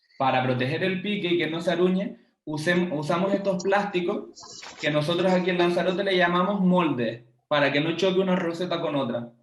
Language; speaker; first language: Spanish; native; Spanish